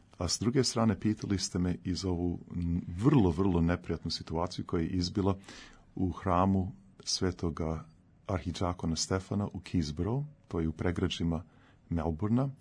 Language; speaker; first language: Serbian; early bilingual, heritage; Serbian